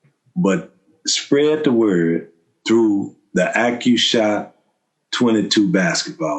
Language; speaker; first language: English; native; English